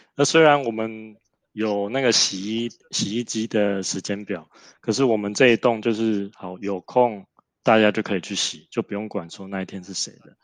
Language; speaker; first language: Chinese; native; Chinese